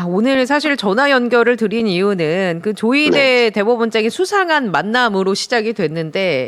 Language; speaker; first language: Korean; native; Korean